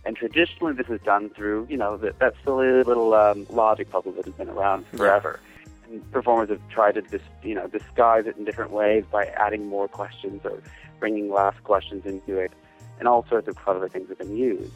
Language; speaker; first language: English; native; English